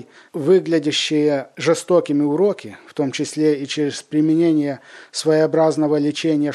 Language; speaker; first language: Russian; native; Russian